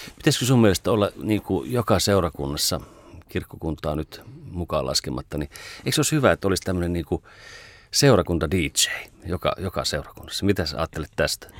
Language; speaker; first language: Finnish; native; Finnish